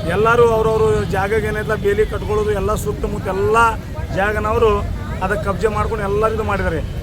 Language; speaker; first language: Kannada; non-native, local second language; Lambadi